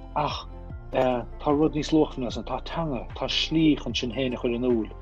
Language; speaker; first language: Irish; native; Irish